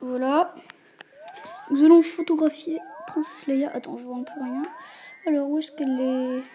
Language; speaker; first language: French; native; French